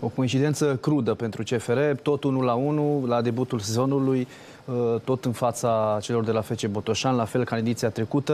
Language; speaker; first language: Romanian; native; Romanian